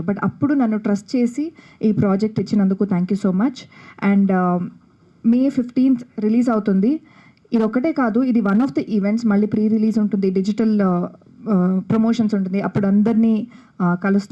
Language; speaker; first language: Telugu; non-native, fluent; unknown